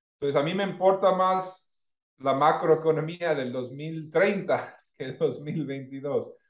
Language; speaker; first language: Spanish; non-native, fluent; English